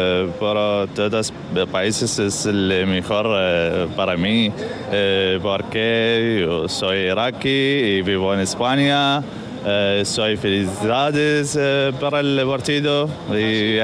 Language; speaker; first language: Spanish; non-native, learner; Arabic